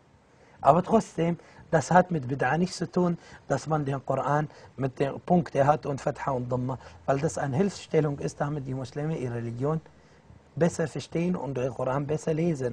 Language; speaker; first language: German; non-native, fluent; Arabic